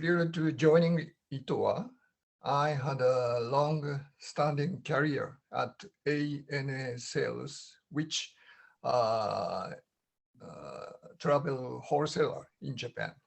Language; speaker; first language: English; non-native, learner; Japanese